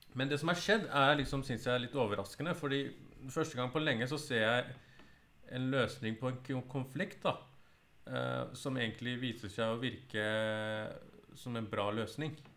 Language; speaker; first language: Norwegian; early bilingual, other home language; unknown